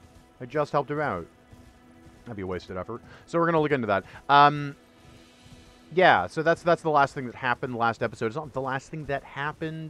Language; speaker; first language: English; native; English